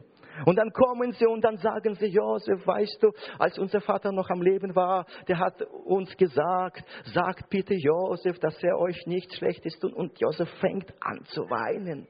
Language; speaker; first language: German; non-native, fluent; Russian